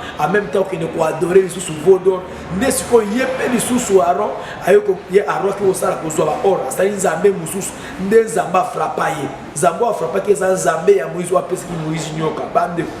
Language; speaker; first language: Lingala; native; Lingala